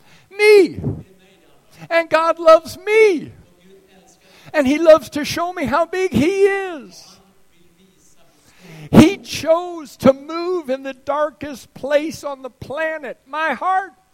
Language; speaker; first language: English; native; English